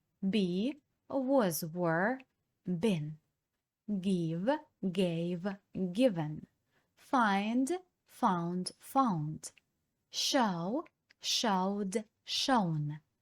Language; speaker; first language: English; non-native, fluent; Ukrainian